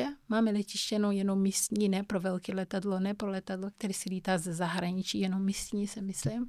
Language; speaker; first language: Czech; non-native, fluent; Kabuverdianu